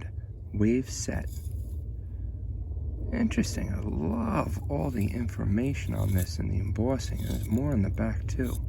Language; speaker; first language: English; native; English